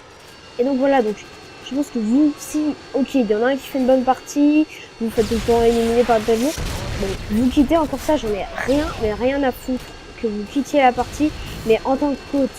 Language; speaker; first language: French; native; French